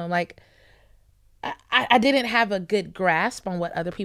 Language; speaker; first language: English; native; English